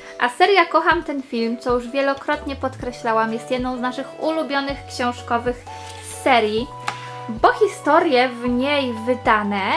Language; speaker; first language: Polish; native; Polish